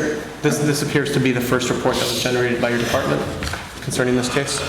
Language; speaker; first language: English; native; English